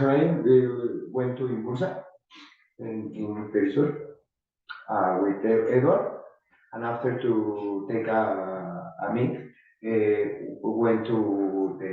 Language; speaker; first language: English; non-native, learner; Spanish